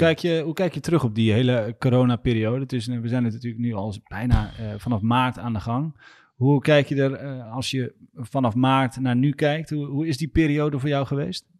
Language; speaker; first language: Dutch; native; Dutch